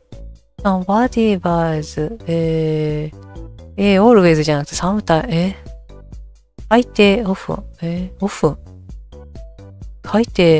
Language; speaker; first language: English; non-native, learner; Japanese